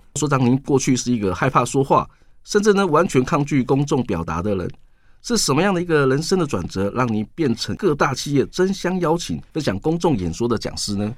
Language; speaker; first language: Chinese; native; Chinese